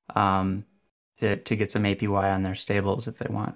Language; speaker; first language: English; native; English